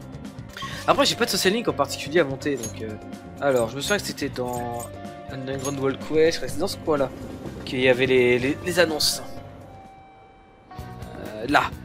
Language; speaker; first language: French; native; French